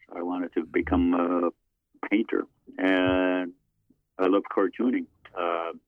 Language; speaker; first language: English; non-native, fluent; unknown